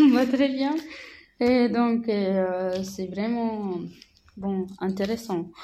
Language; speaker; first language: French; non-native, learner; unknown